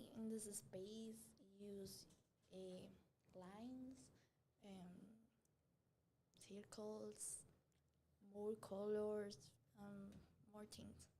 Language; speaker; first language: English; non-native, learner; Spanish